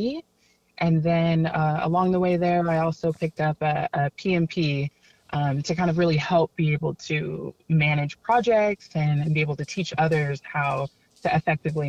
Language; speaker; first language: English; native; English